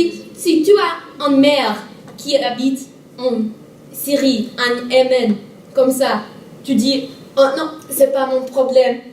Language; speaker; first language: French; non-native, learner; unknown